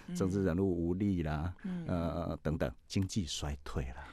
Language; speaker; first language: Chinese; native; Chinese